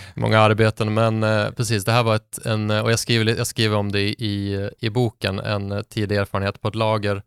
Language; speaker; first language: Swedish; native; Swedish